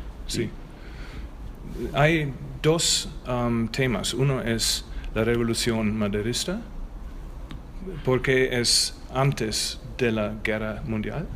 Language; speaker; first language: Spanish; non-native, learner; German